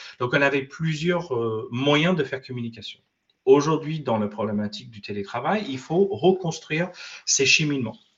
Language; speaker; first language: French; non-native, fluent; English